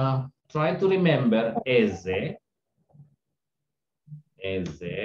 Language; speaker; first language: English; non-native, fluent; Indonesian